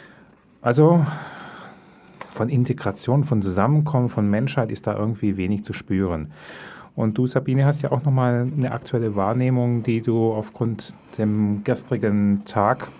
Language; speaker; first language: German; native; German